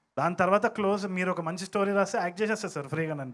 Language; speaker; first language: Telugu; native; Telugu